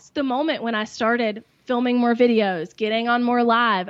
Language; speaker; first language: English; native; English